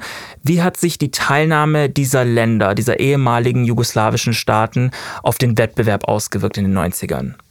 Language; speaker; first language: German; native; German